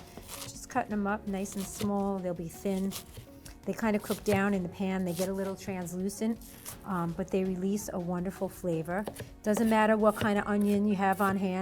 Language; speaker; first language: English; native; English